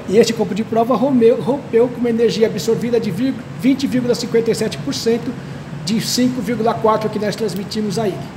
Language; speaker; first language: Portuguese; native; Portuguese